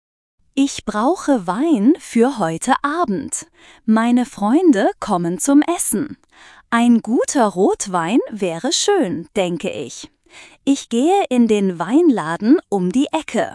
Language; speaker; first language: German; non-native, fluent; Turkish